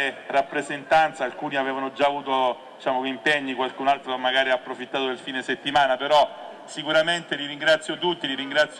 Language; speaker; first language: Italian; native; Italian